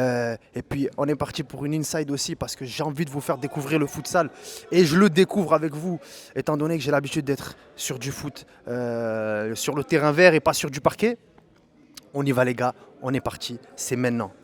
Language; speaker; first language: French; native; French